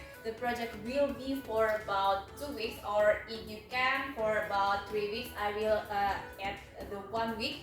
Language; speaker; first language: English; non-native, fluent; Indonesian